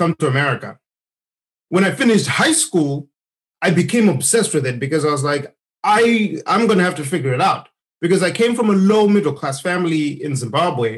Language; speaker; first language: English; non-native, local second language; Shona